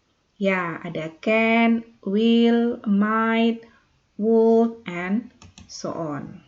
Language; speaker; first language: English; non-native, fluent; Indonesian